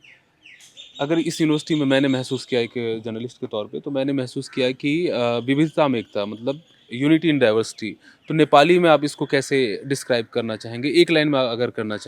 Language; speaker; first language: Hindi; native; Hindi